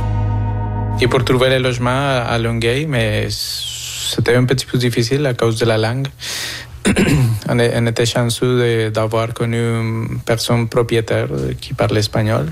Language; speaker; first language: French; non-native, fluent; Spanish